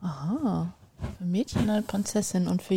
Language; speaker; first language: German; native; German